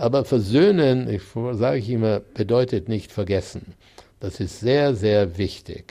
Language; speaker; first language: German; native; German